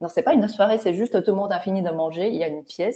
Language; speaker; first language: French; non-native, fluent; Chinese